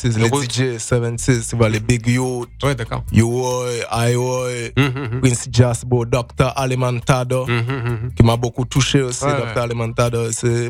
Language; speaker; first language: French; native; French